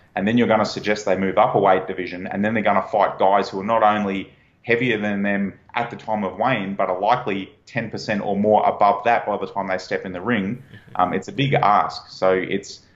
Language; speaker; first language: English; native; English